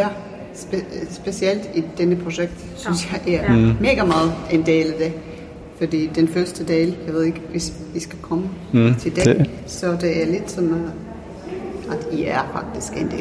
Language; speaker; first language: Danish; non-native, fluent; Finnish